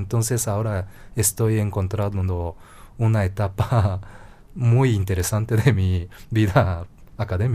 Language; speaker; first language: Spanish; non-native, fluent; Japanese